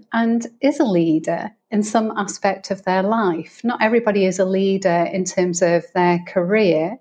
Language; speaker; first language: English; native; English